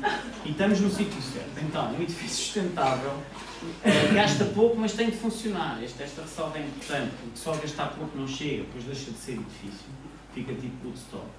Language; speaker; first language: Portuguese; native; Portuguese